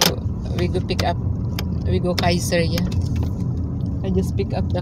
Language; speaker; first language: English; non-native, local second language; Filipino